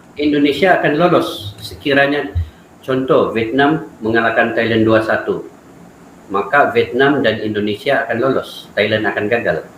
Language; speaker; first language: Malay; native; Malay